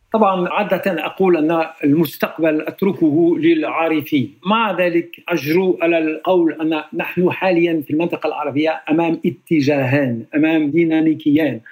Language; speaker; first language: Arabic; non-native, fluent; French